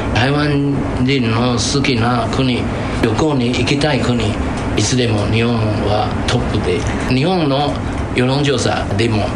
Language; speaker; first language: Japanese; non-native, fluent; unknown